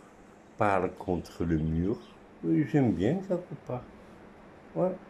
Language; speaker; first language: French; non-native, fluent; Dutch